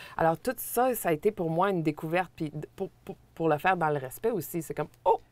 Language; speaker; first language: French; native; French